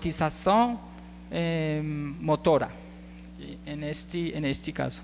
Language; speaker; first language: Portuguese; non-native, learner; Spanish